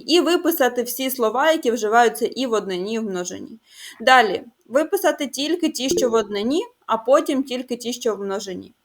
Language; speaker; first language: Ukrainian; native; Ukrainian